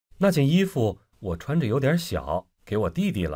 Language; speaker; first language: Chinese; non-native, fluent; Vietnamese